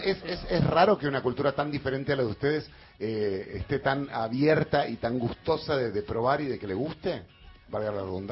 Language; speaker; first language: Spanish; native; Spanish